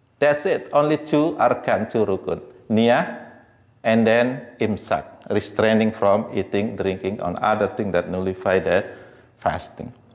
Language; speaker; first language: English; non-native, fluent; Indonesian